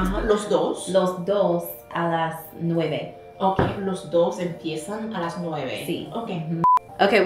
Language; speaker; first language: Spanish; non-native, fluent; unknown